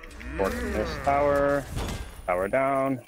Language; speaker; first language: English; native; English